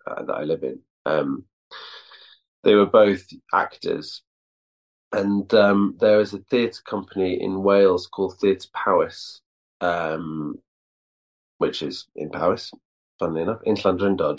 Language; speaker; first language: English; native; English